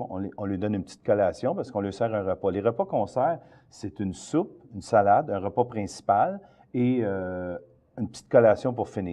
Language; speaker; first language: French; native; French